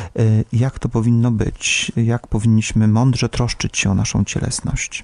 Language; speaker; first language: Polish; native; Polish